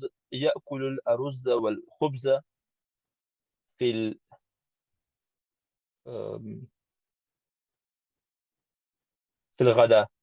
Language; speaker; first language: Arabic; non-native, learner; English